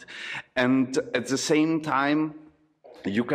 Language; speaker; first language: English; non-native, fluent; German